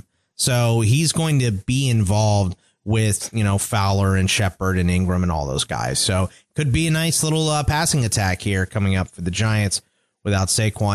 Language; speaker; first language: English; native; English